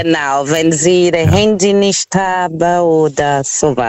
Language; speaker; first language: German; non-native, fluent; Portuguese